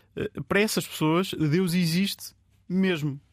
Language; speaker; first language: Portuguese; native; Portuguese